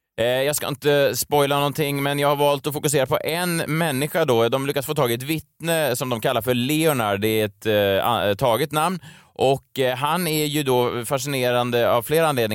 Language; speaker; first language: Swedish; native; Swedish